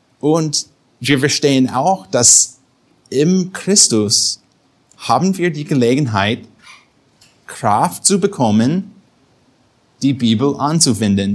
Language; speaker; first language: German; non-native, fluent; English